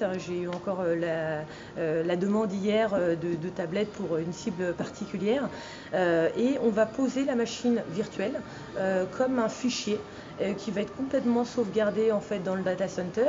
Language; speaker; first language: French; native; French